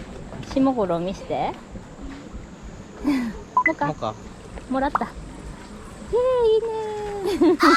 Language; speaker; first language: Japanese; native; Japanese